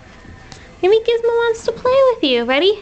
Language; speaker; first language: English; native; English